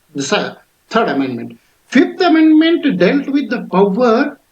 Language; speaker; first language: English; non-native, local second language; Kannada